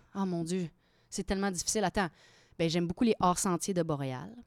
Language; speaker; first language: French; native; French